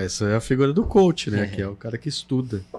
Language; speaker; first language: Portuguese; native; Portuguese